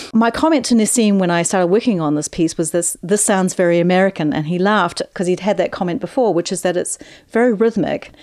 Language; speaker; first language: English; native; English